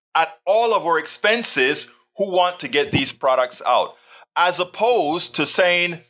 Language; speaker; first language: English; non-native, fluent; Spanish